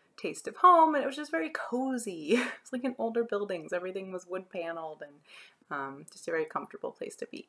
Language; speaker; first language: English; native; English